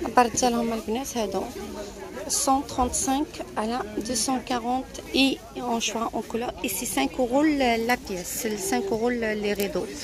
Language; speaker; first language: French; non-native, fluent; Arabic